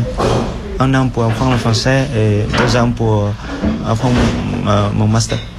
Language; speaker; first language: French; non-native, learner; Vietnamese